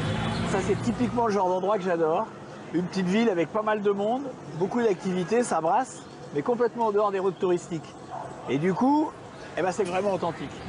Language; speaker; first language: French; native; French